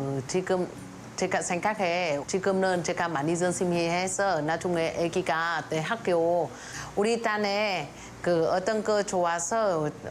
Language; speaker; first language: Korean; non-native, learner; Vietnamese